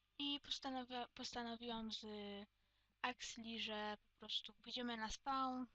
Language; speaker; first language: Polish; native; Polish